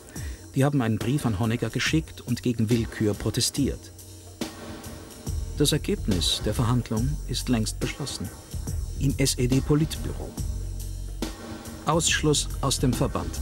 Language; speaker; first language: German; native; German